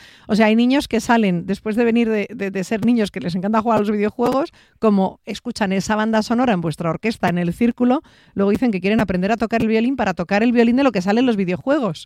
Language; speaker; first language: Spanish; native; Spanish